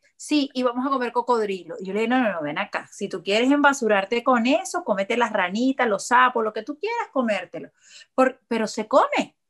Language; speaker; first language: Spanish; native; Spanish